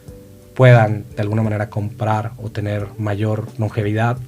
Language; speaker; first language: Spanish; native; Spanish